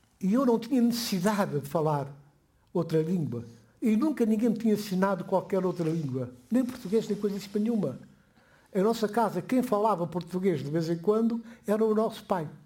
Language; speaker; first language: Portuguese; non-native, local second language; Upper Guinea Crioulo